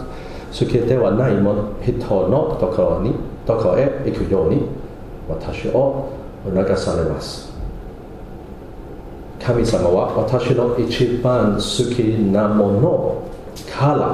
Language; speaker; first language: Japanese; non-native, fluent; English